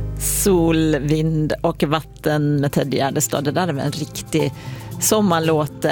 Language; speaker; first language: Swedish; native; Swedish